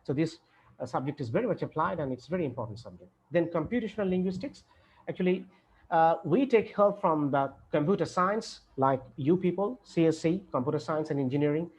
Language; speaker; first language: English; non-native, local second language; Bangla